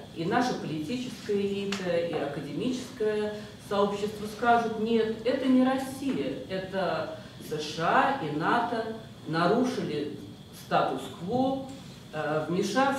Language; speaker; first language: Russian; native; Russian